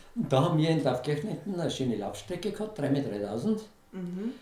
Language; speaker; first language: German; native; German